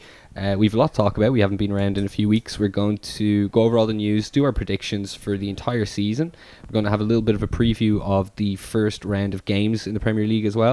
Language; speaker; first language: English; native; English